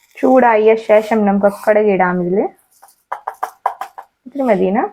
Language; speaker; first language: Malayalam; non-native, learner; Hindi